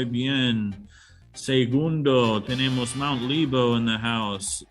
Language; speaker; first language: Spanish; non-native, fluent; English